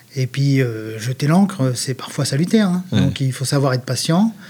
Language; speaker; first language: French; native; French